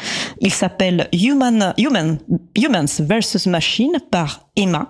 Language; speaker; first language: French; native; French